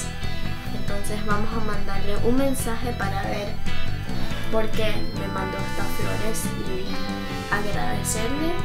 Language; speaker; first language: Spanish; early bilingual, heritage; Spanish